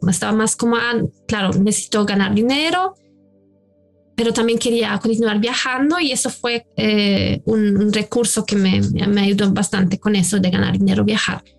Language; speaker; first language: Spanish; non-native, fluent; German